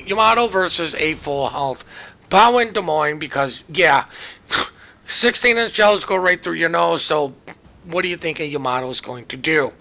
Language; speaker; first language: English; native; English